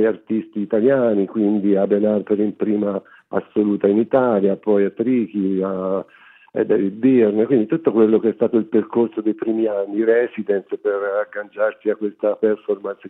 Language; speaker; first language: Italian; native; Italian